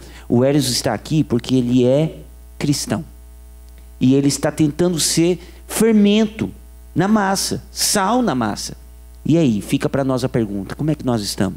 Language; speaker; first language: Portuguese; native; Portuguese